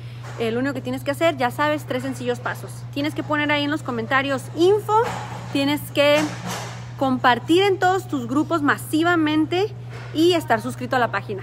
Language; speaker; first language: Spanish; native; Spanish